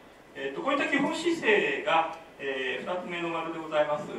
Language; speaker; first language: Japanese; native; Japanese